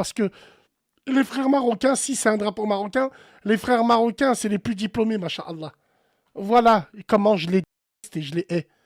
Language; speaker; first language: French; native; French